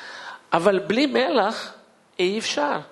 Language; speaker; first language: Hebrew; non-native, fluent; Russian